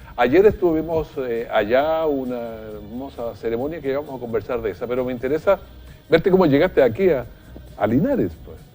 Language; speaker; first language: Spanish; native; Spanish